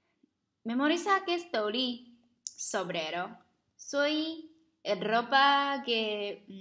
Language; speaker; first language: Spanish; non-native, learner; Chinese